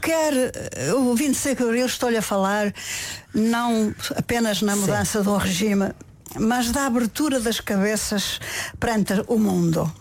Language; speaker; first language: Portuguese; native; Portuguese